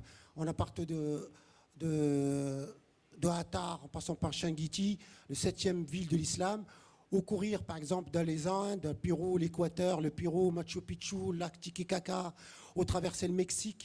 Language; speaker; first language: French; non-native, local second language; Arabic